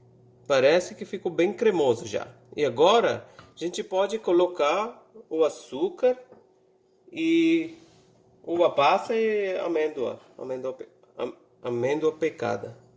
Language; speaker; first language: Portuguese; non-native, fluent; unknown